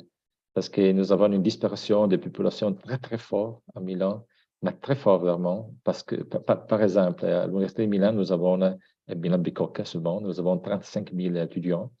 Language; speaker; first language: French; non-native, fluent; Italian